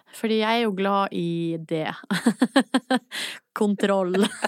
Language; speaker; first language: Norwegian; native; Norwegian